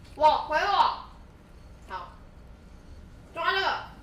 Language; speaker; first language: Chinese; native; Chinese